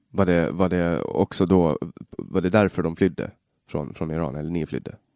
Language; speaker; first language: Swedish; native; Swedish